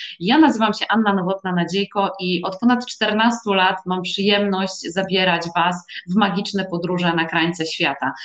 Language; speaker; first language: Polish; native; Polish